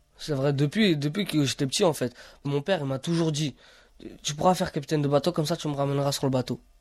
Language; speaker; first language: French; early bilingual, other home language; Romany